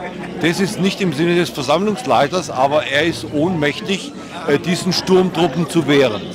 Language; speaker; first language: German; native; German